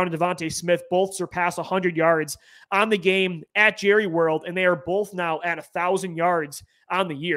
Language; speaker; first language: English; native; English